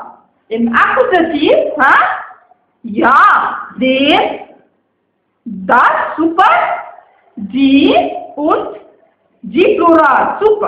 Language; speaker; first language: German; non-native, fluent; Arabic